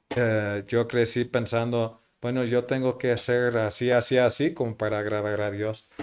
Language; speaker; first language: Spanish; non-native, fluent; English